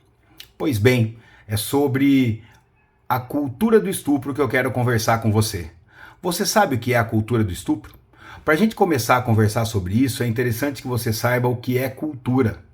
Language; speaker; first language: Portuguese; native; Portuguese